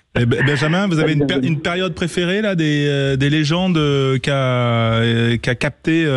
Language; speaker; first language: French; native; French